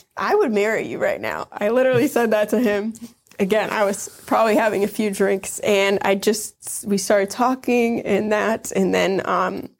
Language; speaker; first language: English; native; English